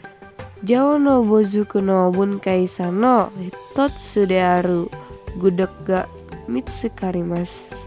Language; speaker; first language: Japanese; non-native, fluent; Indonesian